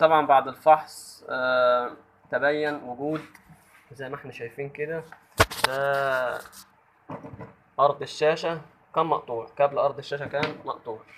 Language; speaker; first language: Arabic; native; Arabic